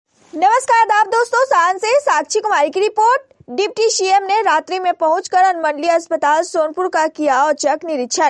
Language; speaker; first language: Hindi; native; Hindi